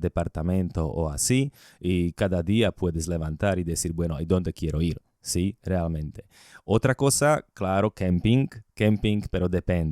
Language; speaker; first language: Spanish; non-native, learner; Slovak